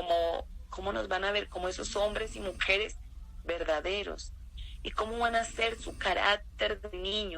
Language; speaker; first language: Spanish; native; Spanish